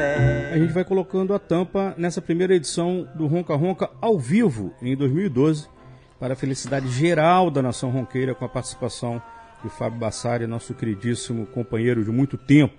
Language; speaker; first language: Portuguese; native; Portuguese